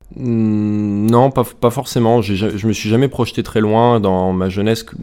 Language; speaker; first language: French; native; French